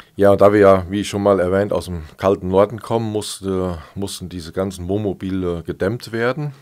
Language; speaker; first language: German; native; German